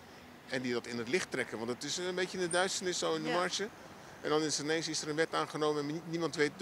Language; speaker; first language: Dutch; native; Dutch